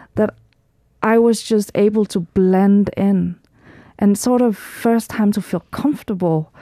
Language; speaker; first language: English; early bilingual, heritage; Danish